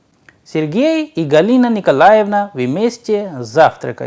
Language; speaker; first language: Russian; non-native, fluent; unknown